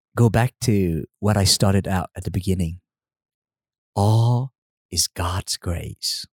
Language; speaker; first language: English; non-native, fluent; Vietnamese